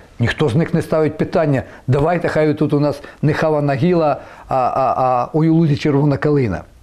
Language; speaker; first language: Ukrainian; native; Ukrainian